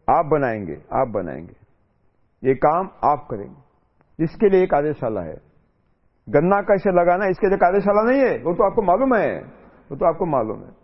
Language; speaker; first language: Hindi; non-native, local second language; Marathi